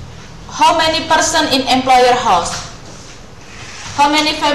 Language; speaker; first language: English; non-native, learner; Indonesian